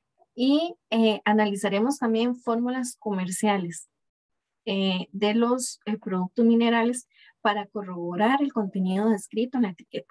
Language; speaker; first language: Spanish; native; Spanish